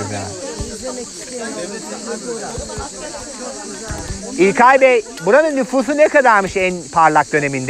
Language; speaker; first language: Turkish; native; Turkish